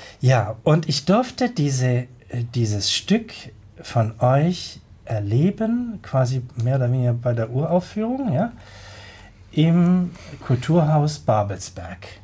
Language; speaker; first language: German; native; German